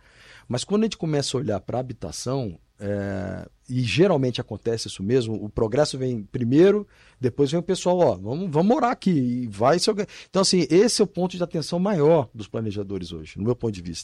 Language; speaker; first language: Portuguese; native; Portuguese